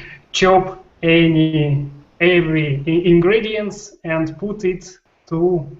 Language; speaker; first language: English; non-native, learner; Russian